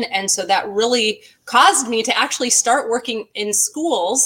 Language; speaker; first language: English; native; English